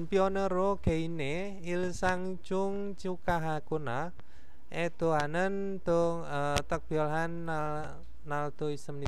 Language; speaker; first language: Korean; non-native, fluent; Indonesian